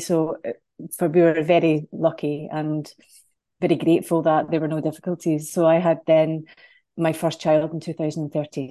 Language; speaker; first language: English; native; English